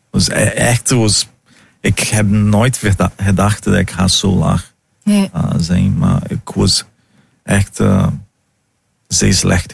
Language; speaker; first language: Dutch; non-native, fluent; Portuguese